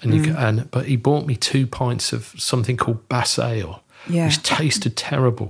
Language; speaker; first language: English; native; English